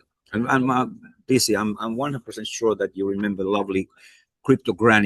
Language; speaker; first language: English; non-native, fluent; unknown